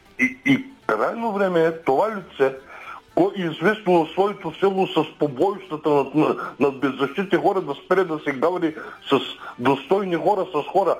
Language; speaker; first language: Bulgarian; native; Bulgarian